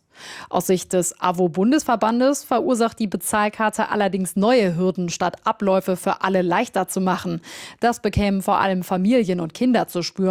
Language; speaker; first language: German; native; German